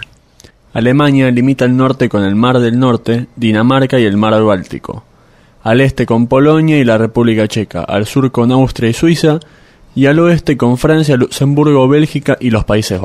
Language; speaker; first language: Spanish; native; Spanish